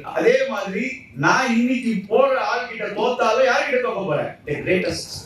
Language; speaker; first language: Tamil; native; Tamil